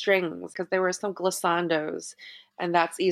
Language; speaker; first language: English; native; English